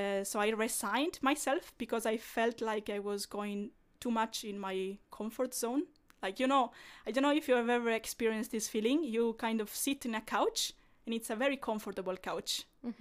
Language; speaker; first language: English; non-native, fluent; Italian